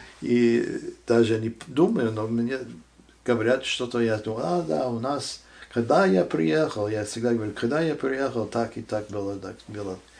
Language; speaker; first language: Russian; non-native, fluent; English